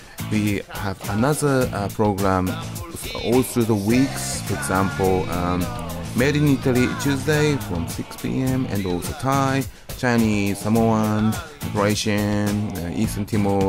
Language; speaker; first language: English; non-native, fluent; Japanese